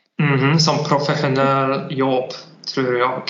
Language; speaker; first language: Swedish; non-native, learner; Polish